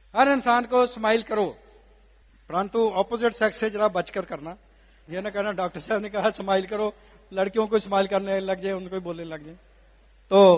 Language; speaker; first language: Hindi; non-native, local second language; Punjabi